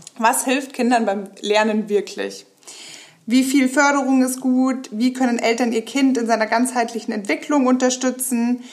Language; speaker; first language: German; native; German